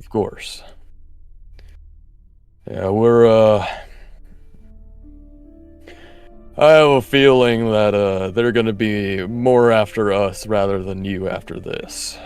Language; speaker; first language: English; native; English